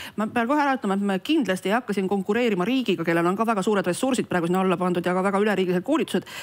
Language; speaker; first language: Estonian; non-native, local second language; Russian